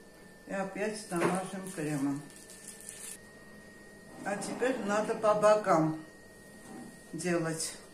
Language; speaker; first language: Russian; non-native, local second language; Armenian